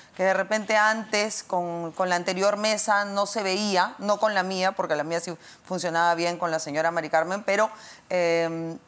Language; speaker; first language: Spanish; native; Spanish